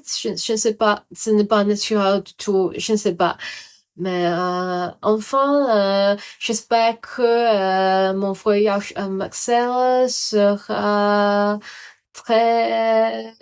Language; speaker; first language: French; non-native, learner; Cantonese